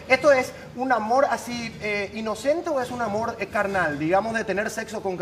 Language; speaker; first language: Spanish; native; Spanish